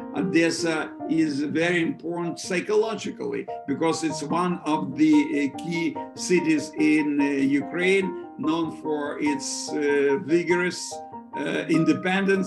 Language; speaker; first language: English; non-native, fluent; Ukrainian